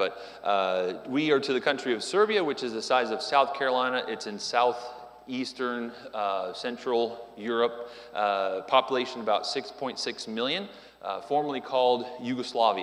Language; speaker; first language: English; native; English